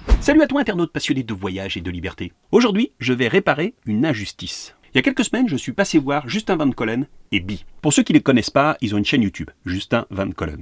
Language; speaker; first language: French; native; French